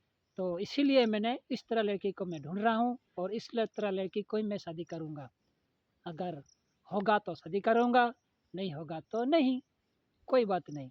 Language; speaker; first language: Hindi; non-native, local second language; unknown